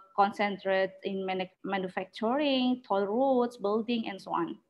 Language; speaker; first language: English; non-native, learner; Indonesian